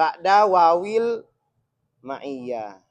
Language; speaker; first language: Arabic; non-native, fluent; Indonesian